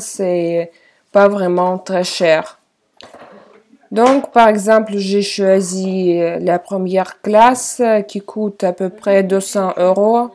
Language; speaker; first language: French; non-native, fluent; Russian